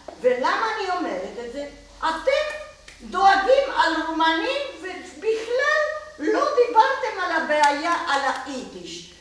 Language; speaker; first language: Hebrew; non-native, fluent; Spanish